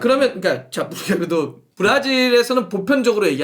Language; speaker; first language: Korean; native; Korean